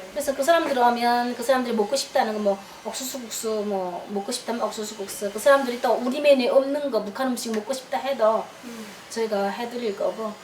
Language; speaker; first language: Korean; native; Korean